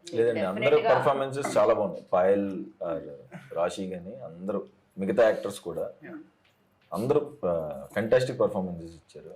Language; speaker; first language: Telugu; native; Telugu